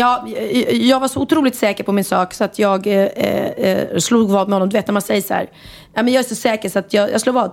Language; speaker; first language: Swedish; native; Swedish